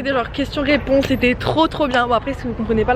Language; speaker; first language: French; native; French